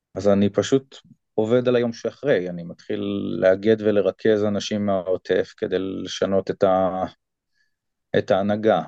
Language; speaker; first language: Hebrew; native; Hebrew